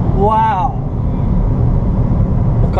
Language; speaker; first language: Japanese; non-native, learner; English